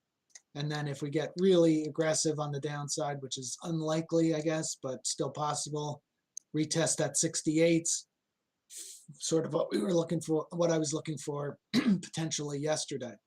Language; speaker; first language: English; native; English